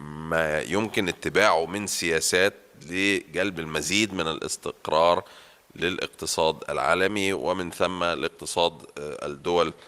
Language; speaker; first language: Arabic; native; Arabic